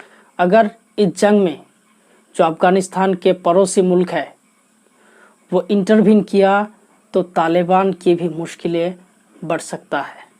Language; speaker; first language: Hindi; non-native, local second language; Assamese